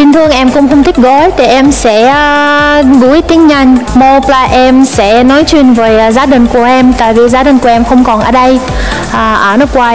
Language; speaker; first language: Vietnamese; non-native, fluent; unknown